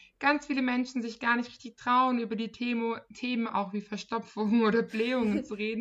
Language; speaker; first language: German; native; German